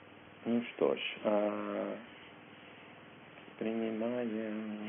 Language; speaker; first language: Russian; non-native, learner; English